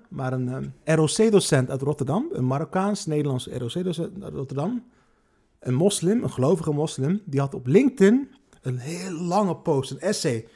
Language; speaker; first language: Dutch; early bilingual, other home language; Turkish